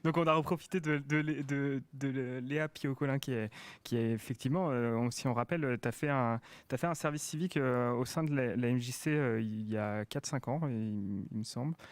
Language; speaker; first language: French; native; French